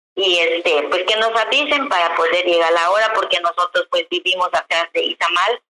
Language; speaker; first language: Spanish; non-native, local second language; Yucateco